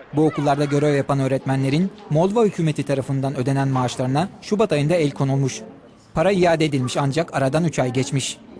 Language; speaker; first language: Turkish; native; Turkish